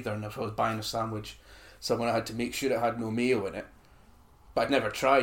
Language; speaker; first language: English; native; English